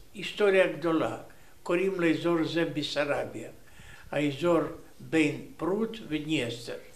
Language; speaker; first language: Hebrew; non-native, learner; Romanian